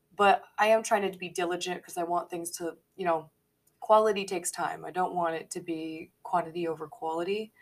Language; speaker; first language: English; native; English